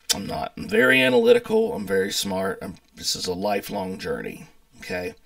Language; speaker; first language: English; native; English